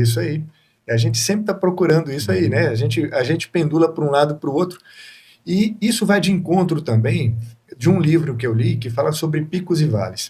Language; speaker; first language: Portuguese; native; Portuguese